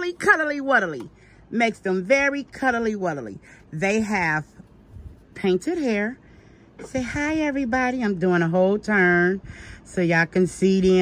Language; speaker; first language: English; native; English